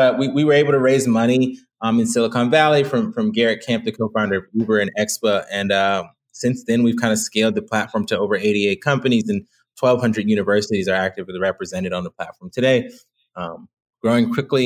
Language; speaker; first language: English; native; English